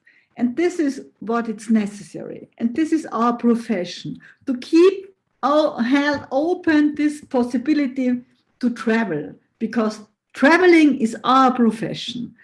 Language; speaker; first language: English; non-native, fluent; German